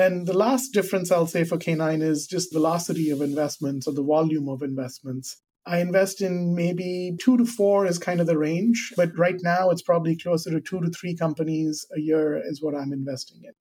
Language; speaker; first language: English; non-native, local second language; Hindi